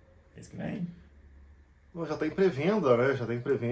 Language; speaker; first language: Portuguese; native; Portuguese